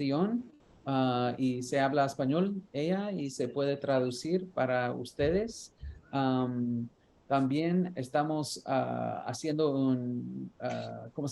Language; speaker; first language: Spanish; non-native, learner; English